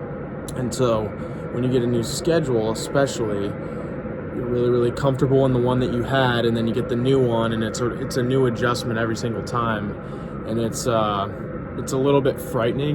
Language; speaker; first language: English; native; English